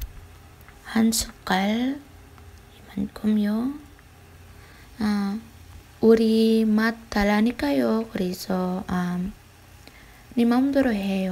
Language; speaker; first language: Korean; non-native, learner; Filipino